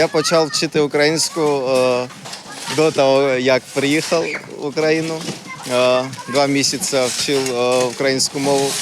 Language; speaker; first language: Ukrainian; non-native, learner; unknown